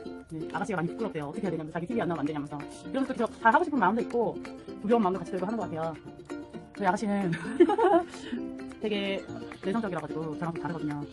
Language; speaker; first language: Korean; native; Korean